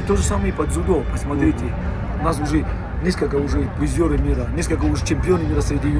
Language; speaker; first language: Russian; non-native, local second language; Tajik